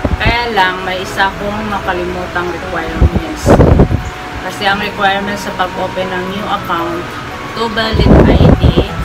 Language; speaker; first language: Filipino; non-native, local second language; Hiligaynon